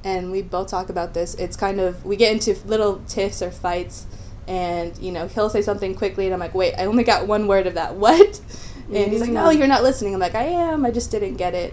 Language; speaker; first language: English; native; English